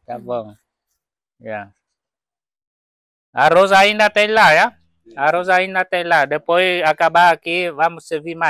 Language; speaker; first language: Portuguese; non-native, learner; Vietnamese